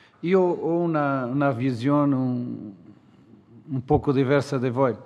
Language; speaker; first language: Italian; non-native, learner; Portuguese